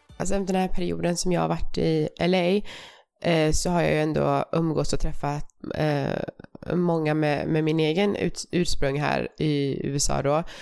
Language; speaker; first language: Swedish; early bilingual, other home language; Persian